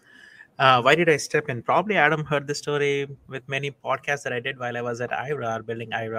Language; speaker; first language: English; non-native, local second language; Telugu